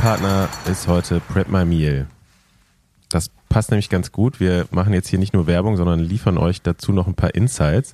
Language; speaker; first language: German; native; German